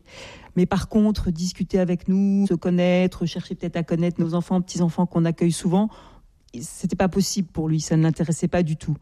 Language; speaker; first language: French; native; French